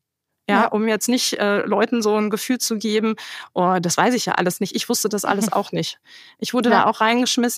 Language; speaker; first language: German; native; German